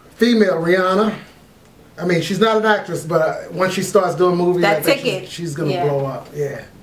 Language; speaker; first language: English; native; English